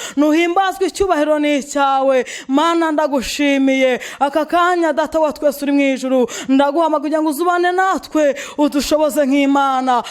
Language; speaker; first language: Kinyarwanda; native; Kinyarwanda